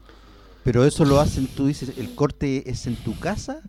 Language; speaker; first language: Spanish; native; Spanish